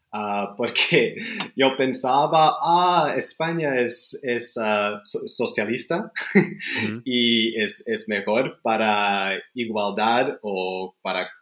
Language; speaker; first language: Spanish; non-native, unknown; Dutch